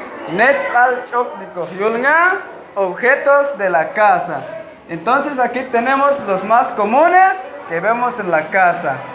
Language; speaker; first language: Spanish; non-native, local second language; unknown